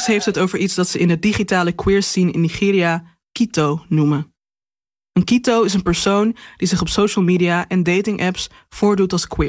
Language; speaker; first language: Dutch; native; Dutch